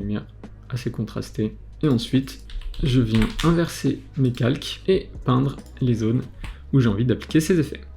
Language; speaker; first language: French; native; French